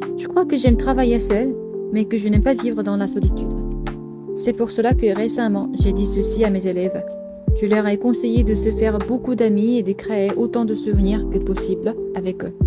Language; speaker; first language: French; non-native, fluent; Korean